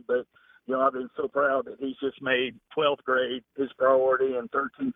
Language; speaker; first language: English; native; English